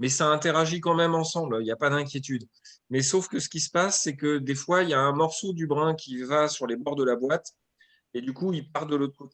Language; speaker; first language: French; native; French